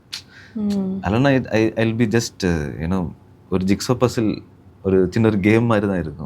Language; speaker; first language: Tamil; early bilingual, heritage; Tamil